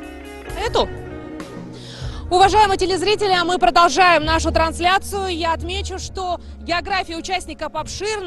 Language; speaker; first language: Russian; native; Russian